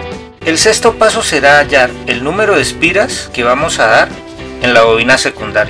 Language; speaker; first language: Spanish; native; Spanish